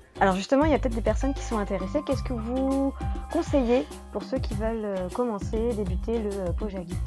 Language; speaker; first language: French; native; French